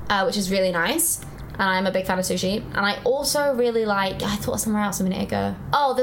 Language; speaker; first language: English; native; English